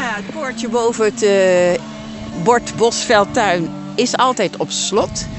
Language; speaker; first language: Dutch; native; Dutch